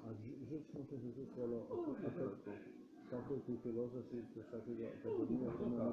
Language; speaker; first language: Polish; non-native, learner; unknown